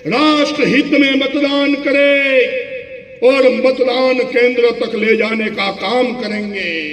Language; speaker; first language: Hindi; non-native, local second language; Gujarati